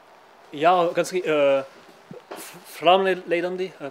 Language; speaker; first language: Icelandic; non-native, learner; Swiss German